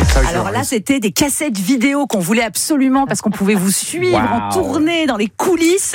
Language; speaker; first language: French; native; French